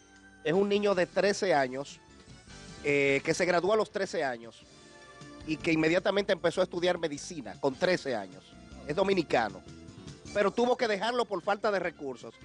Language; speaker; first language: Spanish; native; Spanish